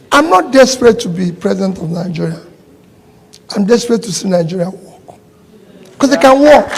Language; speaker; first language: English; non-native, local second language; Igbo